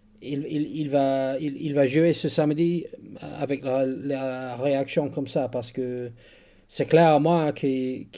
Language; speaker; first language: French; non-native, learner; English